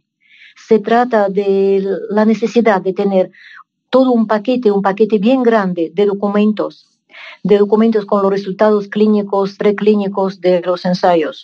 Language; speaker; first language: Spanish; non-native, fluent; Russian